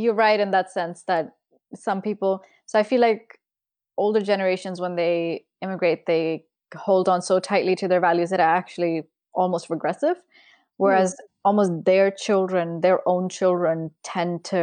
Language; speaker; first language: English; non-native, local second language; Urdu